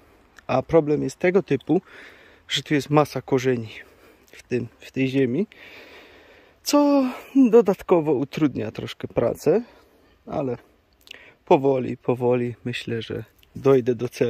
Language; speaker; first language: Polish; native; Polish